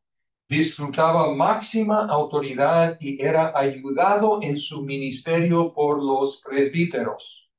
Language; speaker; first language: Spanish; non-native, fluent; English